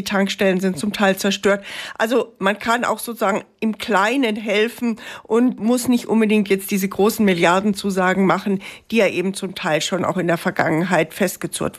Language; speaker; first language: German; native; German